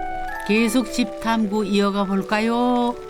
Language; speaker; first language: Korean; native; Korean